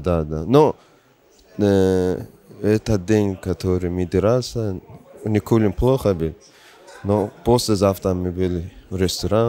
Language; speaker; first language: Russian; non-native, local second language; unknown